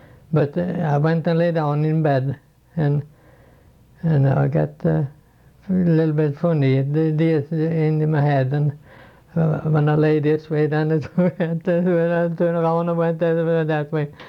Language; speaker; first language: English; non-native, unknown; Swedish